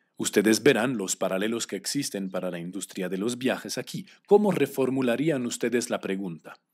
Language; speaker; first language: Spanish; non-native, fluent; English